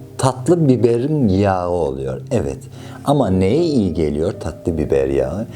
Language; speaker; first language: Turkish; non-native, fluent; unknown